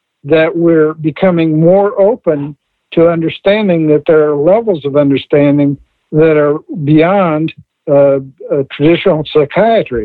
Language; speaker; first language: English; native; English